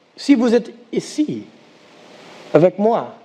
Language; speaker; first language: French; non-native, learner; English